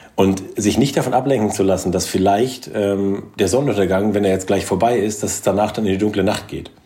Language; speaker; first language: German; native; German